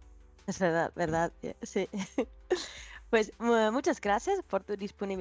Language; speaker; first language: Spanish; non-native, fluent; Italian